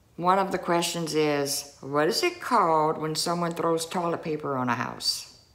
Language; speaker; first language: English; native; English